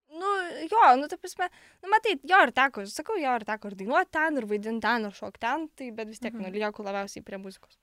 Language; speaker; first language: Lithuanian; non-native, local second language; Polish